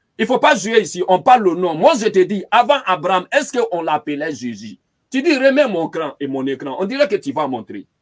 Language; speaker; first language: French; non-native, local second language; Lingala